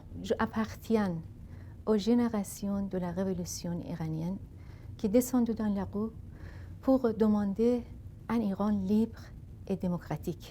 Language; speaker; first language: French; non-native, fluent; Persian